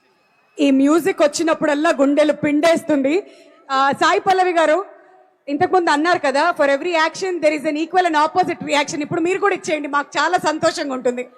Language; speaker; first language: Telugu; native; Telugu